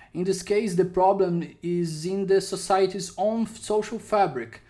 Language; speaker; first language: English; non-native, fluent; Portuguese